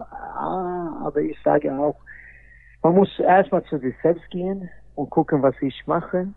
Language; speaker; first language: German; non-native, fluent; Swedish